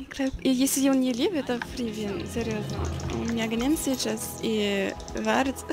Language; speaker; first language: Russian; non-native, learner; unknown